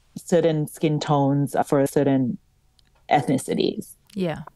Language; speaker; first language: English; native; English